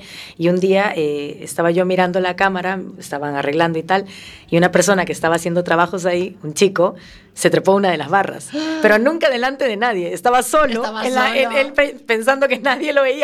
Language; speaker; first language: Spanish; native; Spanish